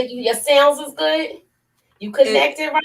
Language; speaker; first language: English; native; English